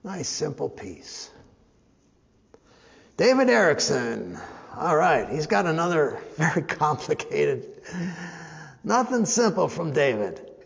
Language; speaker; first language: English; native; English